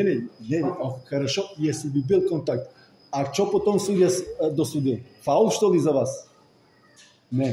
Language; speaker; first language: Russian; non-native, fluent; Serbian